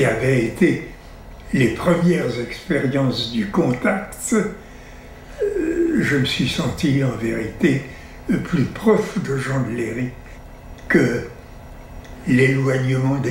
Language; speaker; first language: French; native; French